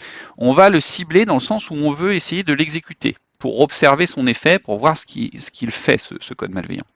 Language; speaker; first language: French; native; French